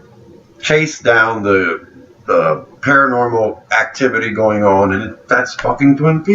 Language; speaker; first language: English; native; English